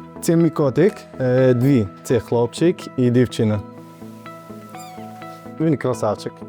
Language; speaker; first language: Ukrainian; non-native, learner; Arabic